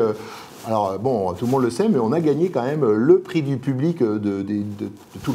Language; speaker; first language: French; native; French